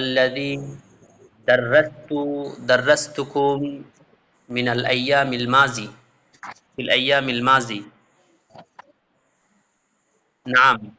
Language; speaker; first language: Arabic; non-native, fluent; Bangla